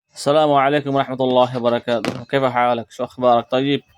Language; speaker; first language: Arabic; non-native, learner; Bangla